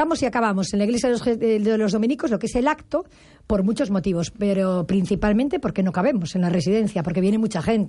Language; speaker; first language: Spanish; native; Spanish